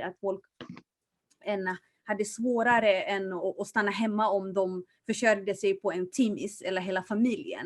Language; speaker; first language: Swedish; early bilingual, other home language; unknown